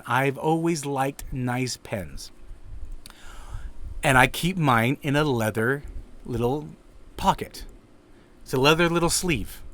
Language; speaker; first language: English; native; English